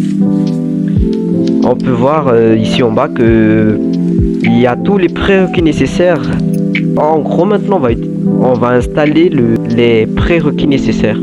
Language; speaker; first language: French; non-native, local second language; Malagasy